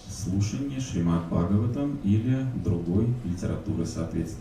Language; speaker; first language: Russian; native; Russian